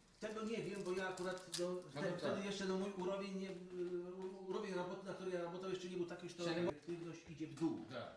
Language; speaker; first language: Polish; non-native, learner; Ukrainian